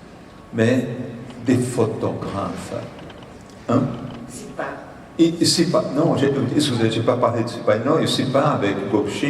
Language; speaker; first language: French; non-native, fluent; Portuguese